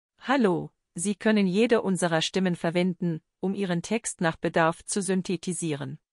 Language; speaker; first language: German; non-native, learner; Spanish